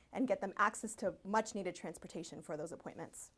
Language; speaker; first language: English; early bilingual, other home language; Spanish